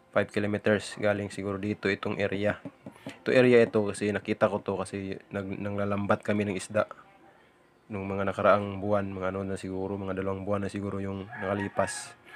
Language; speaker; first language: Filipino; non-native, local second language; Cebuano